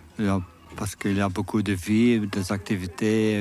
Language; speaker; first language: French; non-native, local second language; Dutch